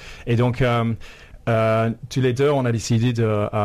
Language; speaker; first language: French; non-native, fluent; English